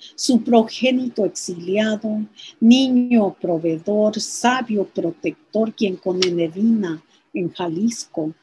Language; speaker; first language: Spanish; early bilingual, heritage; Spanish